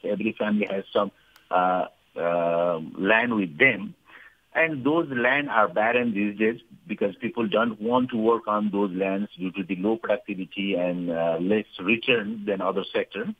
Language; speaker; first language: English; non-native, fluent; Nepali